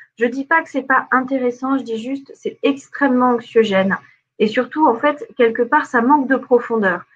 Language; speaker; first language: French; native; French